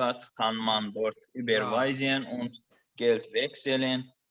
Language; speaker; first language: German; non-native, learner; Azerbaijani